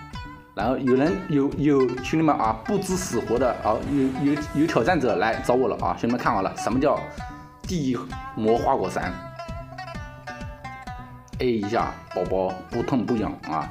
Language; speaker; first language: Chinese; native; Chinese